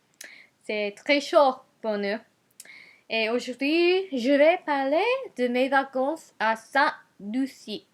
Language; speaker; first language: French; non-native, learner; Japanese